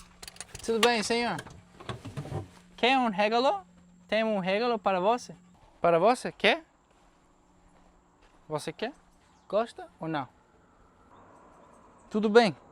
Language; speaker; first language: Portuguese; non-native, learner; English